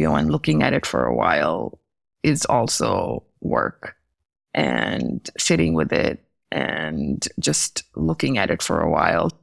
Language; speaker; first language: English; non-native, local second language; Hindi